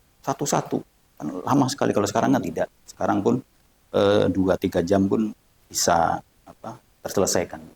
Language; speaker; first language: Indonesian; native; Indonesian